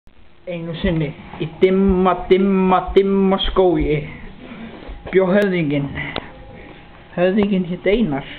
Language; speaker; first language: Icelandic; native; Icelandic